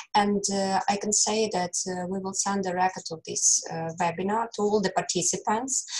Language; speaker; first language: English; non-native, fluent; Russian